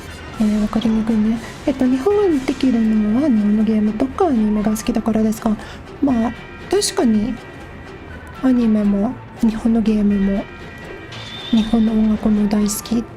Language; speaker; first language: Japanese; non-native, learner; English